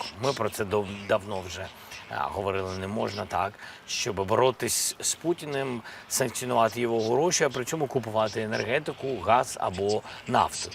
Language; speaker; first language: Ukrainian; non-native, local second language; Russian